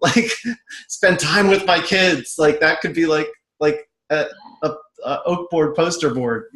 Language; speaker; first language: English; native; English